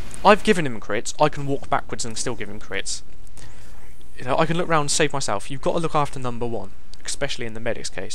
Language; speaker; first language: English; native; English